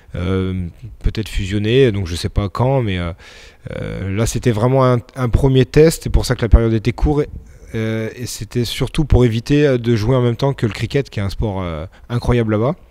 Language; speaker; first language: French; native; French